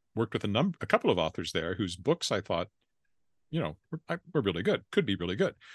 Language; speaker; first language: English; native; English